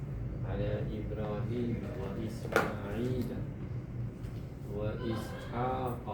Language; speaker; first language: Arabic; non-native, fluent; Malay